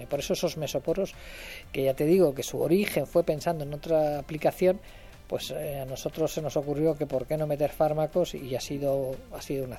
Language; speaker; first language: Spanish; native; Spanish